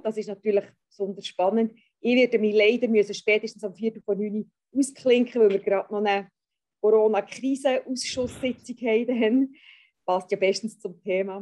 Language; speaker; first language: German; native; German